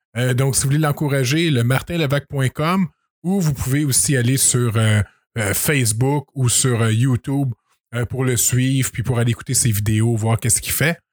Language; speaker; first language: French; native; French